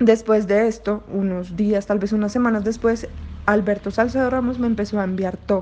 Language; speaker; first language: Spanish; native; Spanish